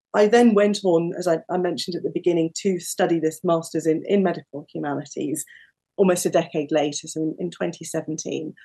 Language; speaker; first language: English; native; English